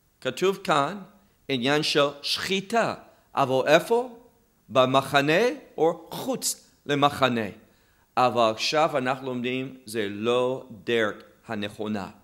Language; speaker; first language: Hebrew; non-native, fluent; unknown